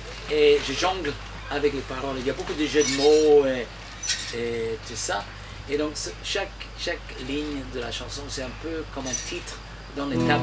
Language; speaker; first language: French; non-native, fluent; English